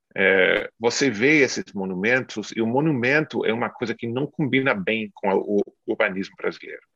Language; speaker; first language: Portuguese; non-native, fluent; English